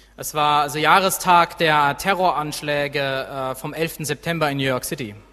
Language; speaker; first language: German; native; German